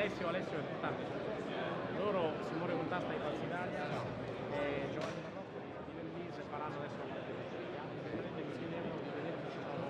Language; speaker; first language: Italian; native; Italian